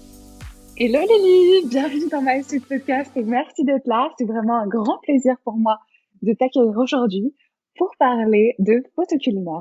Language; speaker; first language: French; native; French